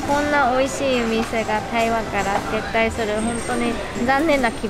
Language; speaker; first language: Japanese; non-native, fluent; Chinese